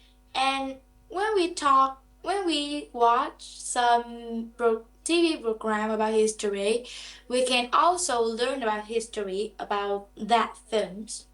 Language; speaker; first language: English; non-native, learner; Vietnamese